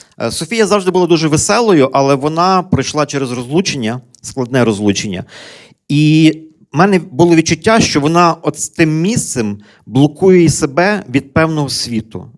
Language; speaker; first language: Ukrainian; native; Ukrainian